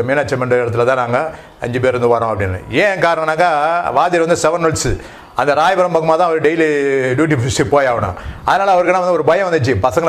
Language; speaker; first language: Tamil; native; Tamil